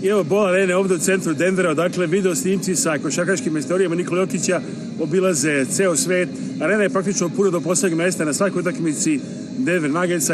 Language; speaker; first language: Serbian; native; Serbian